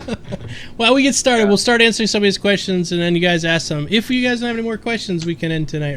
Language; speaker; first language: English; native; English